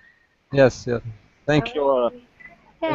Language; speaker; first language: English; non-native, learner; Arabic